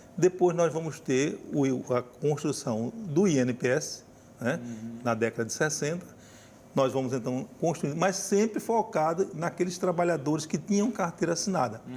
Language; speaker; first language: Portuguese; native; Portuguese